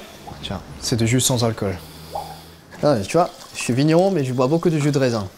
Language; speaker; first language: French; non-native, fluent; Persian